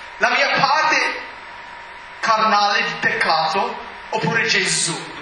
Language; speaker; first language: Italian; non-native, fluent; English